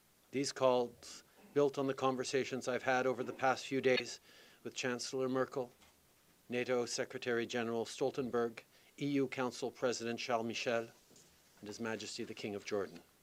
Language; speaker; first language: English; native; English